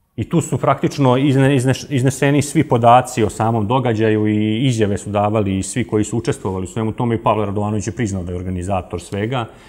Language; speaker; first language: Serbian; native; Serbian